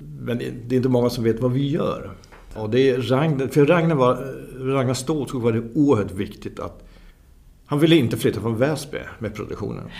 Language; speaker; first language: Swedish; non-native, fluent; German